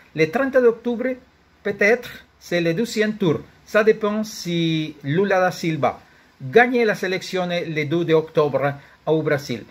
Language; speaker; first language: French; non-native, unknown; Spanish